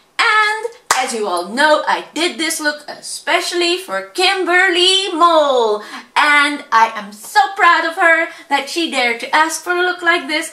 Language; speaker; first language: English; non-native, fluent; Dutch